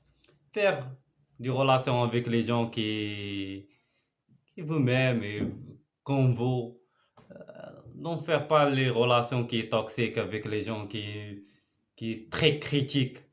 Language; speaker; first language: French; non-native, learner; Arabic